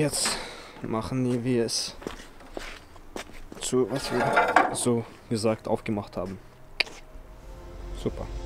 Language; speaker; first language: German; early bilingual, other home language; Chechen